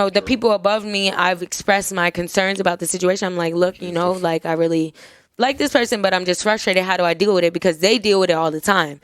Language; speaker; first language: English; native; English